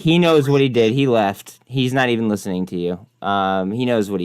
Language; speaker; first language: English; native; English